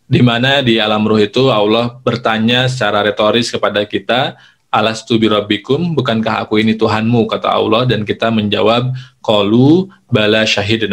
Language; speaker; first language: Indonesian; native; Indonesian